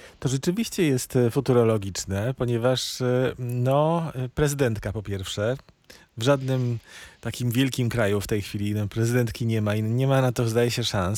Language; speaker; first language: Polish; native; Polish